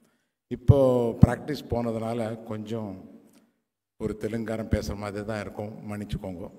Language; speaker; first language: Tamil; non-native, local second language; Telugu